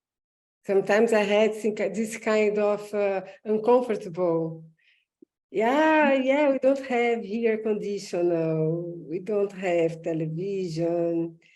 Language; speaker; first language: English; non-native, learner; Portuguese